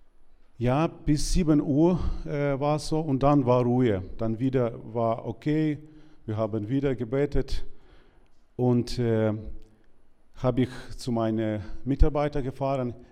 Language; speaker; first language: German; non-native, learner; Ukrainian